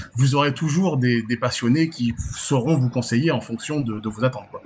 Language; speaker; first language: French; native; French